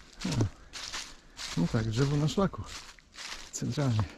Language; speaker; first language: Polish; native; Polish